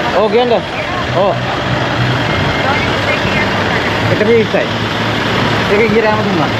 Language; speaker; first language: Hindi; non-native, learner; Sinhala